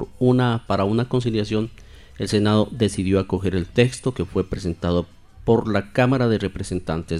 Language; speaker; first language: Spanish; native; Spanish